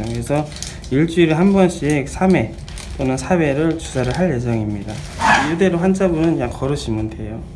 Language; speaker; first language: Korean; native; Korean